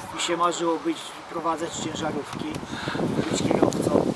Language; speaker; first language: Polish; native; Polish